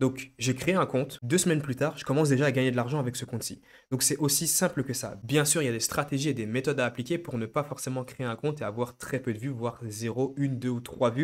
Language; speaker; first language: French; native; French